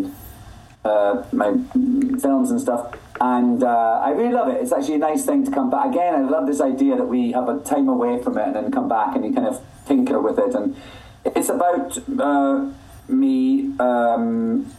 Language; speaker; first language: English; native; English